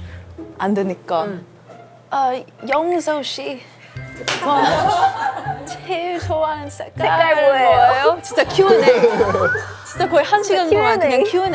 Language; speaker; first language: Korean; early bilingual, heritage; Korean